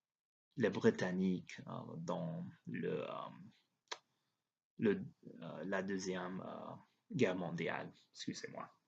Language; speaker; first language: French; non-native, learner; English